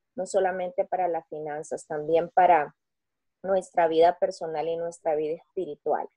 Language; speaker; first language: Spanish; native; Spanish